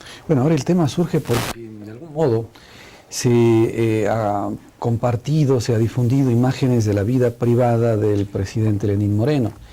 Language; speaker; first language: Spanish; native; Spanish